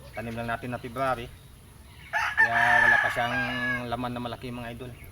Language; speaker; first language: Filipino; non-native, local second language; Cebuano